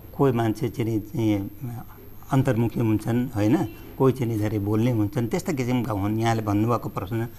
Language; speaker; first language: Nepali; native; Nepali